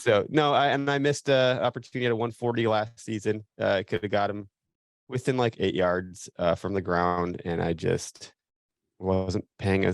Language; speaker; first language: English; native; English